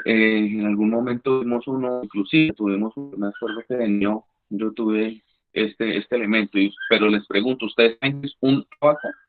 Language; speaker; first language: Spanish; native; Spanish